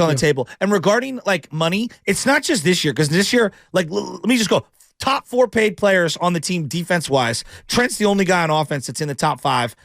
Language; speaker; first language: English; native; English